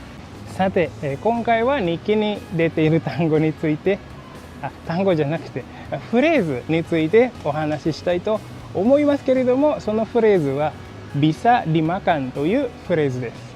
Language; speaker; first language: Japanese; non-native, fluent; Indonesian